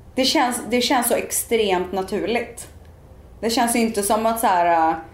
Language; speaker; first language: Swedish; native; Swedish